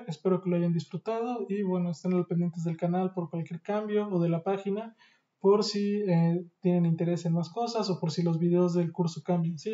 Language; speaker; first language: Spanish; native; Spanish